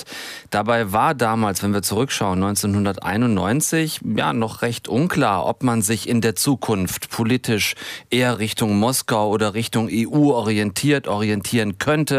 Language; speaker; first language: German; native; German